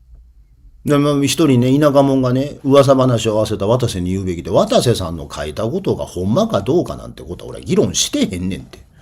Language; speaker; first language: Japanese; native; Japanese